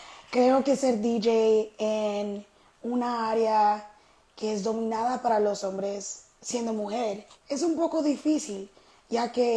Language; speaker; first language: Spanish; early bilingual, heritage; Spanish